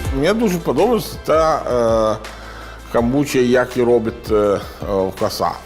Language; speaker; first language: Ukrainian; non-native, learner; Italian